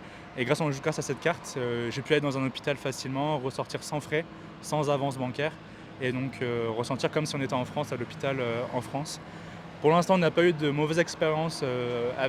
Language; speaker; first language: French; native; French